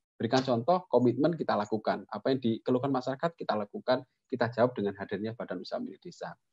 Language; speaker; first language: Indonesian; non-native, local second language; Javanese